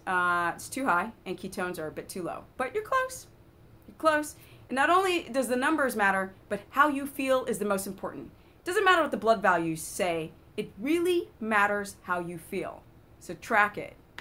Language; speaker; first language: English; native; English